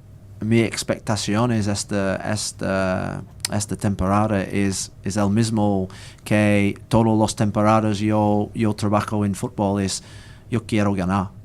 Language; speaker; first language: Spanish; non-native, learner; English